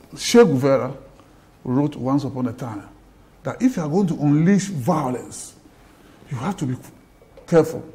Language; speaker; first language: English; non-native, local second language; Ga